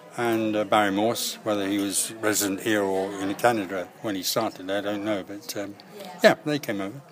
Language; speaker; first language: English; native; English